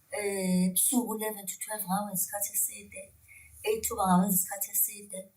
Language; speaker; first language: Zulu; native; Zulu